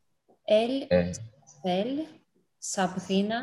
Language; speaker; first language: French; non-native, learner; English